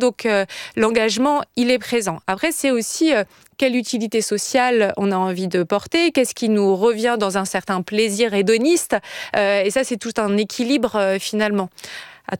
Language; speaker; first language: French; native; French